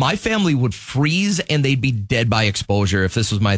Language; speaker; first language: English; native; English